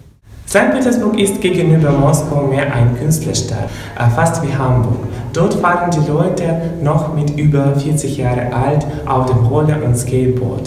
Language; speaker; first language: German; non-native, learner; Russian